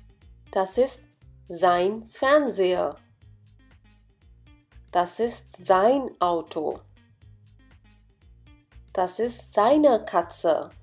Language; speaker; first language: German; non-native, fluent; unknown